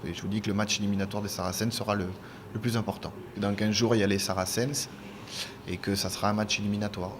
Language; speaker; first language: French; native; French